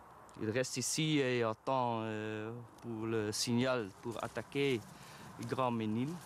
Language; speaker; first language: French; non-native, learner; Dutch